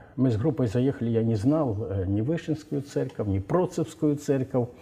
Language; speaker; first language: Russian; non-native, local second language; Ukrainian